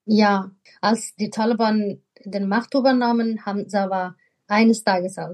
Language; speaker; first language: German; non-native, fluent; Persian